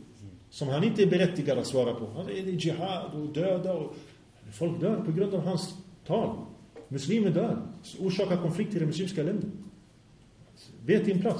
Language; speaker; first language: Swedish; early bilingual, other home language; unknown